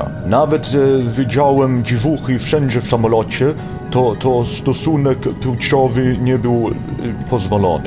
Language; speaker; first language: Polish; early bilingual, heritage; Polish